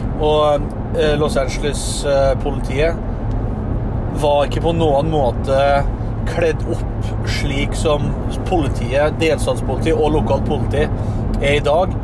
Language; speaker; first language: Norwegian; native; Norwegian